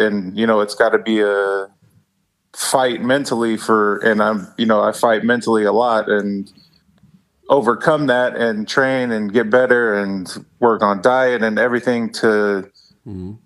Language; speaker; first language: English; native; English